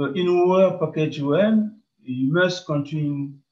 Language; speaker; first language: English; non-native, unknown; French